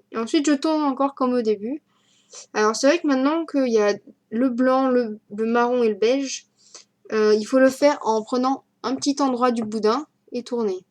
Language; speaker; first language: French; native; French